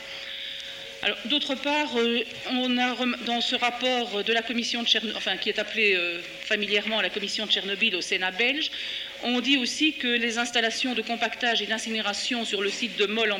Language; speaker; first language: French; native; French